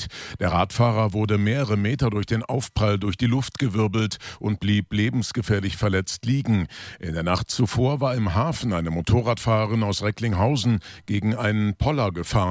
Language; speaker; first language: German; native; German